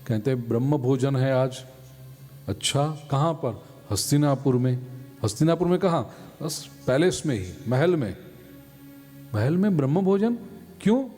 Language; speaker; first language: Hindi; non-native, local second language; Gujarati